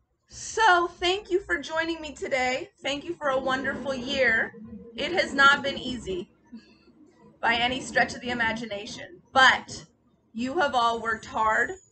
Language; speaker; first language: English; native; English